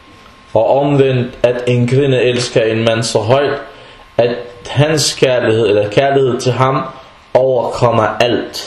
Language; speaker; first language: Danish; non-native, fluent; Arabic